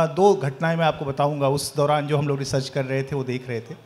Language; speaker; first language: Hindi; native; Hindi